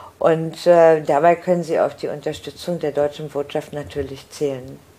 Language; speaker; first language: German; native; German